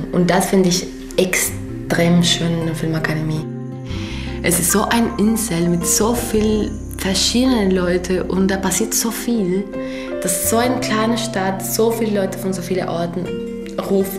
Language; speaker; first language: German; non-native, fluent; Spanish